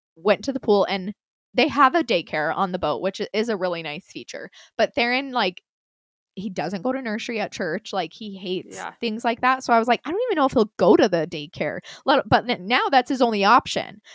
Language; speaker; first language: English; native; English